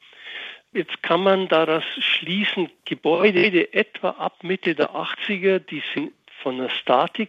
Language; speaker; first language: German; native; German